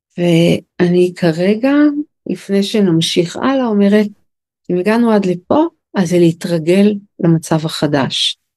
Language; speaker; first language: Hebrew; native; Hebrew